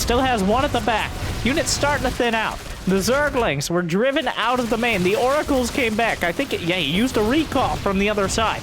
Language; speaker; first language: English; native; English